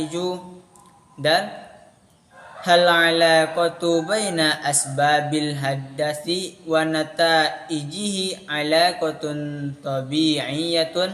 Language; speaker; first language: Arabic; non-native, learner; Indonesian